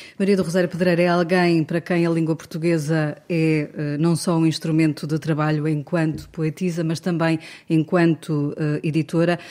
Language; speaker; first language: Portuguese; native; Portuguese